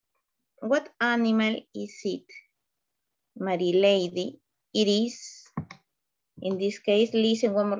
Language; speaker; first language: English; non-native, learner; Spanish